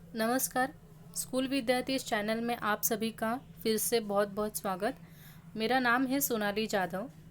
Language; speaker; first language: Hindi; non-native, local second language; Marathi